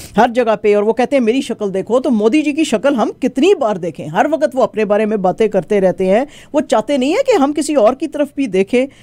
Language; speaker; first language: Urdu; native; Urdu